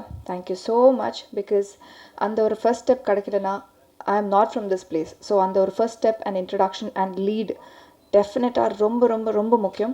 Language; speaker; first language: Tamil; non-native, learner; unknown